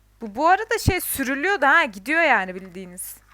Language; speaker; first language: Turkish; native; Turkish